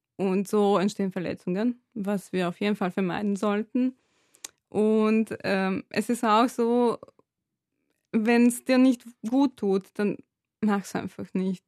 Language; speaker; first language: German; non-native, fluent; Serbian